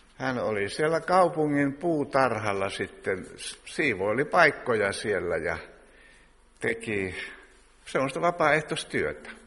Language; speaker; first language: Finnish; native; Finnish